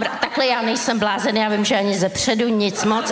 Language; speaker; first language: Czech; native; Czech